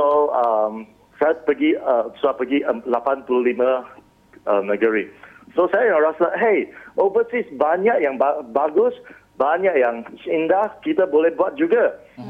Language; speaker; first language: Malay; non-native, local second language; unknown